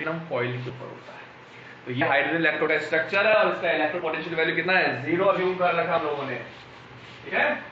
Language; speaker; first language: Hindi; native; Hindi